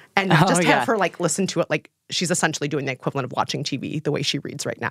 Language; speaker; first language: English; native; English